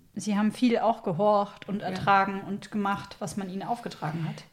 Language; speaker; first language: German; native; German